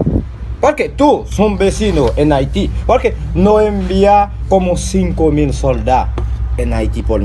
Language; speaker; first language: Spanish; non-native, learner; Haitian Creole